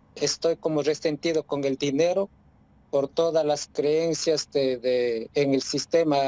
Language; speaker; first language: Spanish; native; Spanish